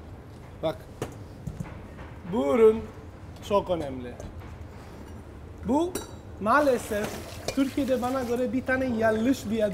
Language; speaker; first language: Turkish; non-native, learner; Italian